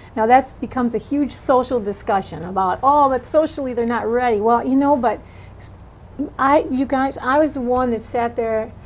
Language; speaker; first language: English; native; English